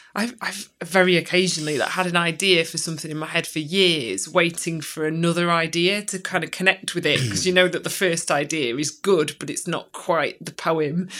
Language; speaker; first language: English; native; English